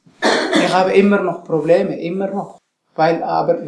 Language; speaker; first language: German; non-native, learner; Tigrinya